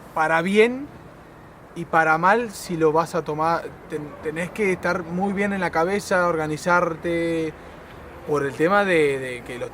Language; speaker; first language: Spanish; native; Spanish